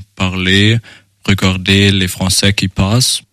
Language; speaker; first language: French; non-native, fluent; German